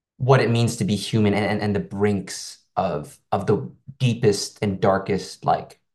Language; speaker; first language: English; non-native, local second language; Cantonese